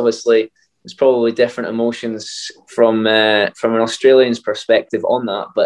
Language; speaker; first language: English; native; English